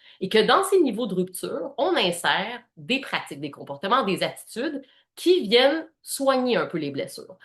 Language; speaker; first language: French; native; French